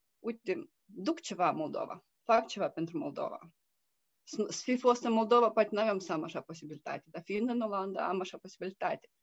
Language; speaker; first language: Romanian; native; Romanian